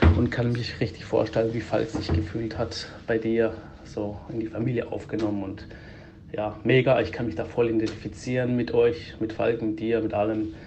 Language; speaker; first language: German; early bilingual, heritage; Greek